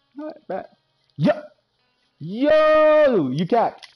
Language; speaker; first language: English; native; English